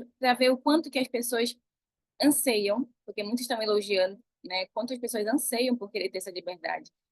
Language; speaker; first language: Portuguese; native; Portuguese